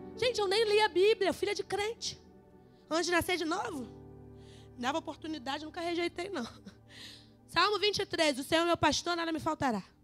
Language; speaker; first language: Portuguese; native; Portuguese